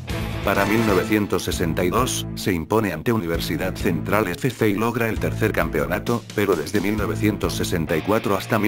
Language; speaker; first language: Spanish; native; Spanish